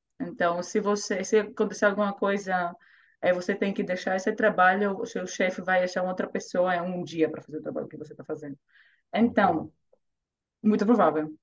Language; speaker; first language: Portuguese; non-native, fluent; Greek